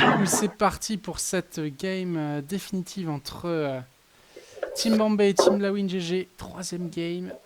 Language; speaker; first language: French; native; French